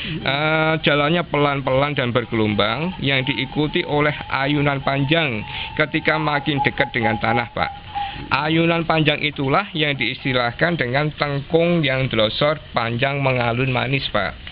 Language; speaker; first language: Indonesian; non-native, local second language; Javanese